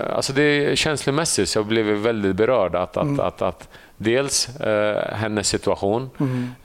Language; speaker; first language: Swedish; early bilingual, other home language; Assyrian Neo-Aramaic